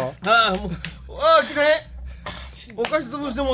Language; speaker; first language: Japanese; native; Japanese